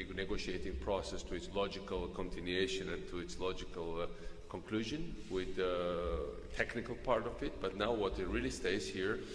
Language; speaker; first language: English; non-native, fluent; Georgian